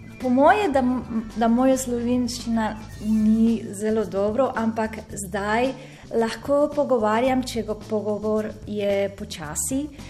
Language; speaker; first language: Slovenian; non-native, learner; Spanish